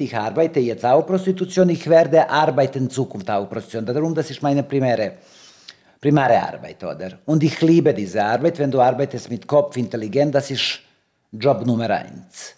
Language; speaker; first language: German; non-native, learner; Serbian